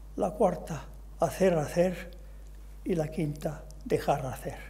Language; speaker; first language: Spanish; non-native, local second language; Catalan